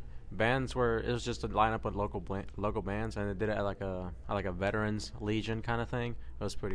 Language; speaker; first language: English; native; English